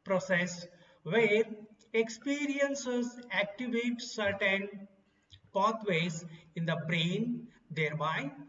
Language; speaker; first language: English; non-native, local second language; Kannada